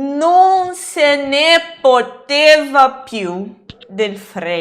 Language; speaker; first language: Italian; non-native, fluent; Portuguese